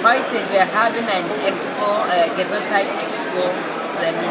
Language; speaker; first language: German; non-native, learner; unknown